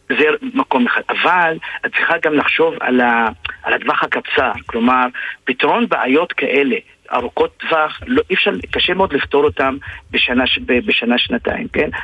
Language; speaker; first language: Hebrew; non-native, local second language; Arabic